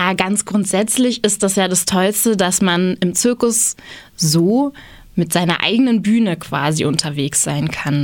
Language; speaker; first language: German; native; German